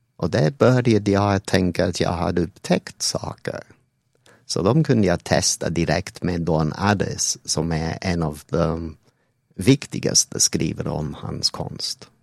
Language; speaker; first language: Swedish; non-native, fluent; English